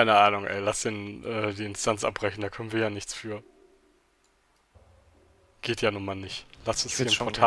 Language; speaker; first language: German; native; German